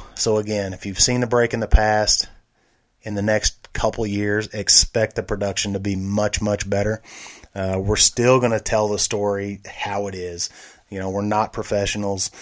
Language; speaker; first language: English; native; English